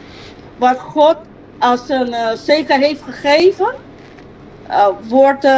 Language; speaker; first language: Dutch; non-native, local second language; Papiamento